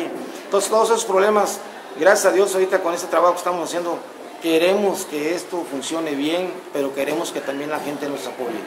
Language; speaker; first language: Spanish; native; Spanish